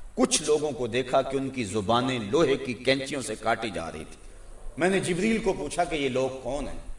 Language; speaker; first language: Urdu; native; Urdu